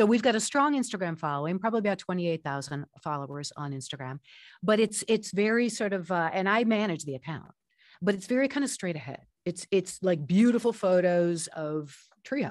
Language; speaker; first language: English; native; English